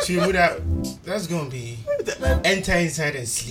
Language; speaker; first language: English; non-native, local second language; Akan